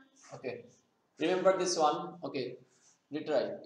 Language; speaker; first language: English; non-native, fluent; Bangla